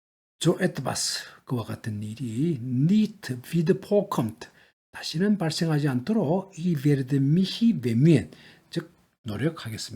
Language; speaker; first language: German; non-native, learner; Korean